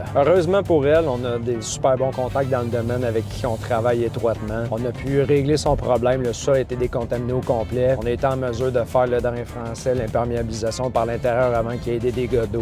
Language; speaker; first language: French; native; French